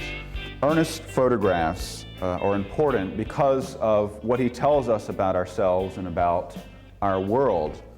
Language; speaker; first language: English; native; English